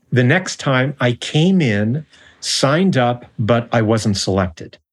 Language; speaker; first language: English; native; English